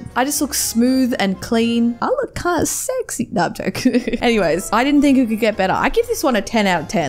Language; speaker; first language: English; native; English